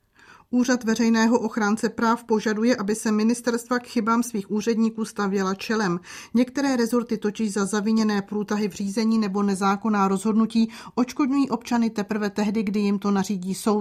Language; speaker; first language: Czech; native; Czech